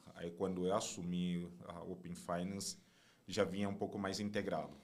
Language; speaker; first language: Portuguese; non-native, fluent; Chinese